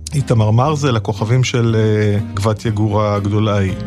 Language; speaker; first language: Hebrew; native; Hebrew